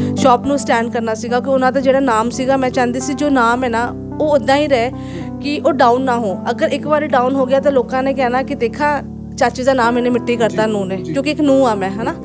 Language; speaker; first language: Punjabi; non-native, local second language; Hindi